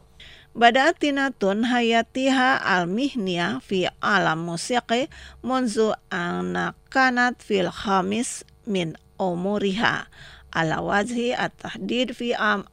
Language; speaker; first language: Arabic; non-native, fluent; Indonesian